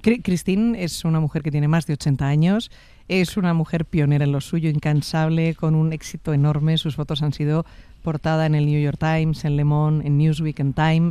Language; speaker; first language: Spanish; native; Spanish